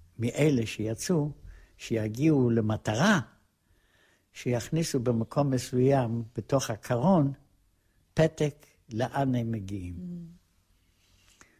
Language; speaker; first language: Hebrew; non-native, fluent; Polish